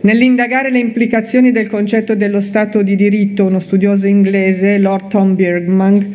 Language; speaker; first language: Italian; native; Italian